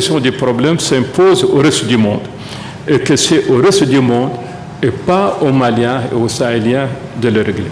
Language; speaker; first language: French; non-native, local second language; Arabic